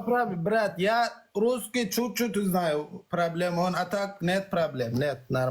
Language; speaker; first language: Russian; non-native, learner; Turkmen